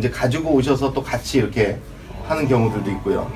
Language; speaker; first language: Korean; native; Korean